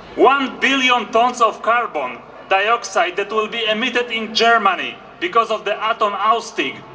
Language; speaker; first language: English; non-native, fluent; Polish